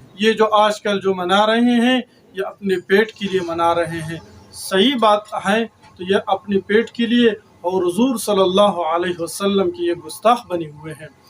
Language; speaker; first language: Urdu; non-native, local second language; Pashto